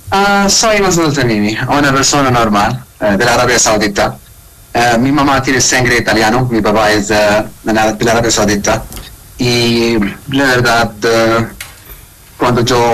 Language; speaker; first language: Spanish; non-native, learner; Arabic